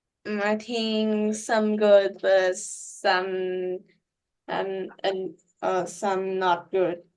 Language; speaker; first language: English; non-native, learner; Vietnamese